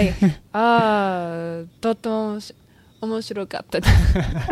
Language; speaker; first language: Japanese; non-native, learner; English